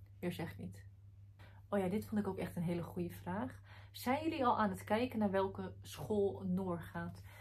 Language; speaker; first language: Dutch; early bilingual, other home language; Arabic